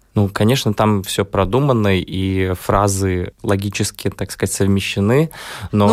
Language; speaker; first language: Russian; native; Russian